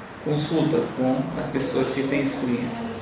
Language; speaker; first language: Portuguese; non-native, fluent; Arabic